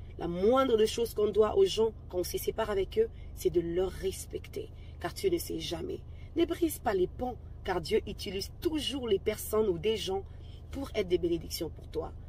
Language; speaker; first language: French; non-native, local second language; Lingala